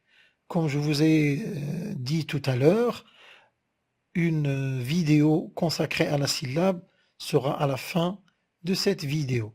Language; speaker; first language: French; non-native, local second language; Arabic